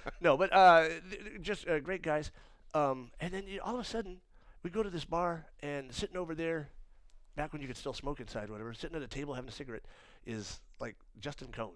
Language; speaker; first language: English; native; English